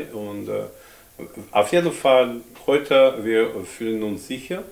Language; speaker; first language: German; non-native, fluent; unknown